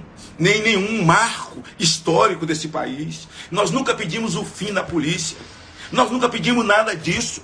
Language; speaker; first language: Portuguese; native; Portuguese